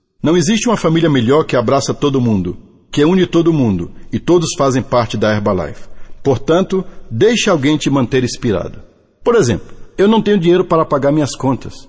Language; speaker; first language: Portuguese; native; Portuguese